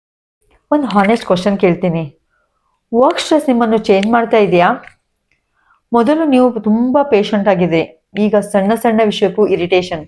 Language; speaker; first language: Kannada; native; Kannada